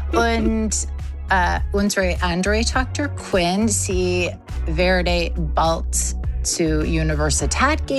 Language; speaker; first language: German; non-native, learner; English